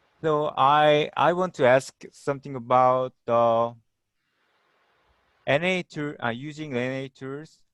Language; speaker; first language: English; non-native, learner; Korean